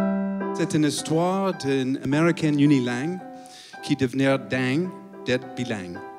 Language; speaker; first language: French; non-native, fluent; English